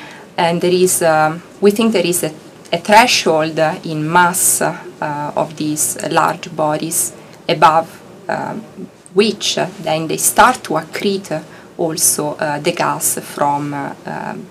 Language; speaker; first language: English; non-native, fluent; Italian